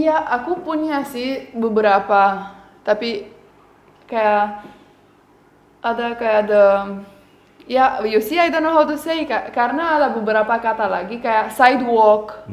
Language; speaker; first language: Indonesian; non-native, fluent; Romanian